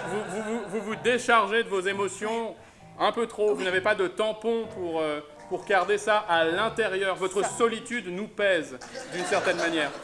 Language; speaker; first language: French; native; French